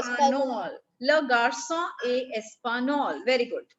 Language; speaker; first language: French; non-native, fluent; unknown